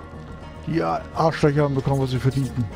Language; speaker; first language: German; native; German